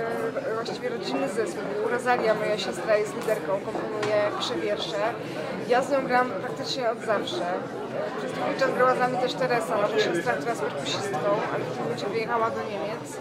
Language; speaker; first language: Polish; native; Polish